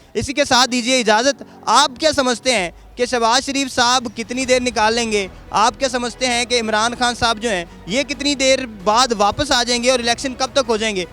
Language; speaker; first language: Urdu; native; Urdu